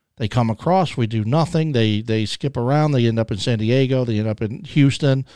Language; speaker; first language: English; native; English